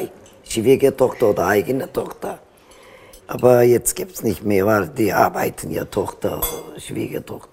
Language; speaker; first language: German; non-native, fluent; Turkish